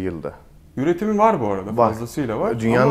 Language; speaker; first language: Turkish; native; Turkish